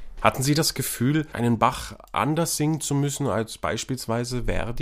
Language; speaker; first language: German; native; German